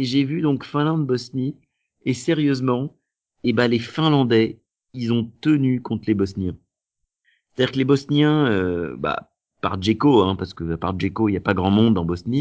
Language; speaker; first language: French; native; French